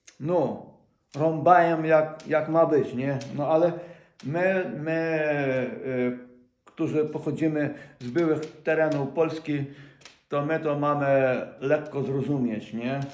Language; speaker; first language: Polish; non-native, fluent; Ukrainian